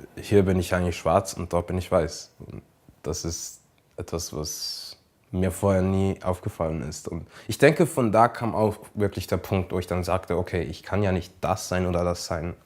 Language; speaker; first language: German; native; German